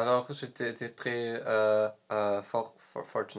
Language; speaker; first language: French; non-native, learner; Polish